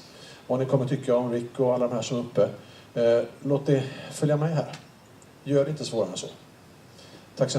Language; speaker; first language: Swedish; native; Swedish